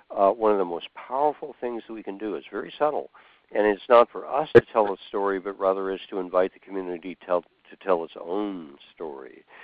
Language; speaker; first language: English; native; English